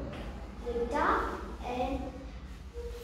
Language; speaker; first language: English; non-native, learner; Vietnamese